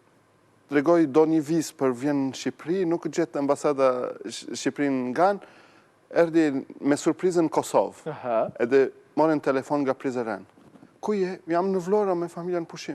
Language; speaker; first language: Albanian; non-native, learner; Arabic